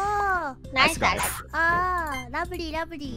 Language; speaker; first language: English; non-native, learner; Japanese